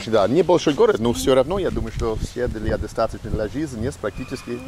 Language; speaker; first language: Russian; non-native, learner; English